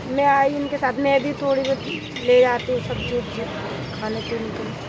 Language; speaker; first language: Hindi; native; Hindi